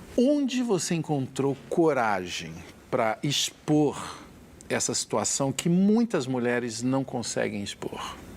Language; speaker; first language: Portuguese; native; Portuguese